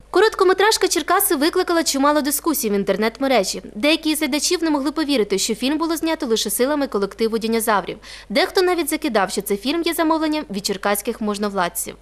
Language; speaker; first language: Ukrainian; native; Ukrainian